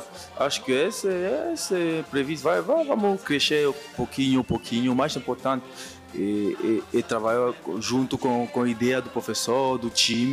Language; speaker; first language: Portuguese; non-native, learner; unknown